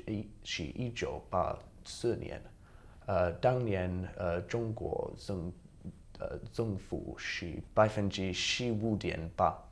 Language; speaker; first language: Chinese; non-native, learner; English